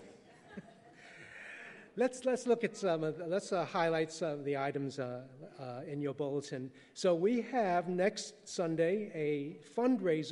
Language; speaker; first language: English; early bilingual, other home language; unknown